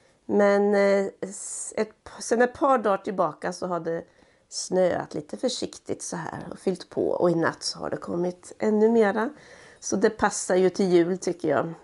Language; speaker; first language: Swedish; native; Swedish